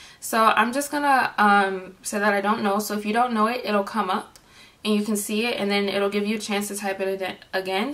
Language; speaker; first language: English; native; English